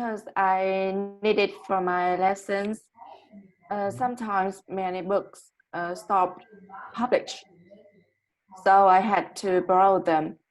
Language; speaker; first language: English; non-native, learner; Vietnamese